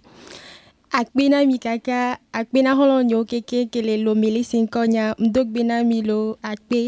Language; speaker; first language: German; non-native, learner; Ewe